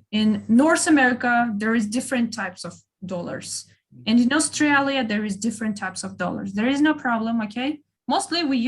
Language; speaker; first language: English; non-native, fluent; Kyrgyz